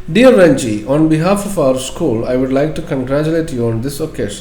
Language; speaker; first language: English; non-native, local second language; Malayalam